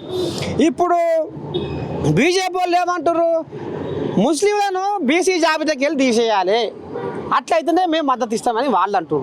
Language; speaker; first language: Telugu; native; Telugu